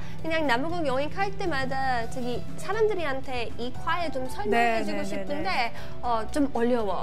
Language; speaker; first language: Korean; non-native, learner; English